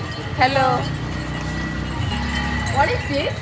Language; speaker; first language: English; non-native, learner; Korean